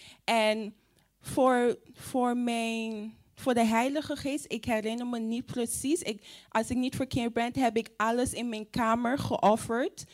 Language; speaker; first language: Dutch; non-native, fluent; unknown